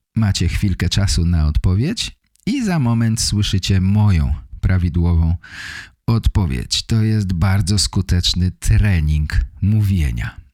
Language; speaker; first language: Polish; native; Polish